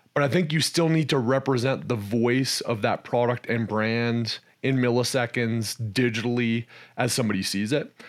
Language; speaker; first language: English; native; English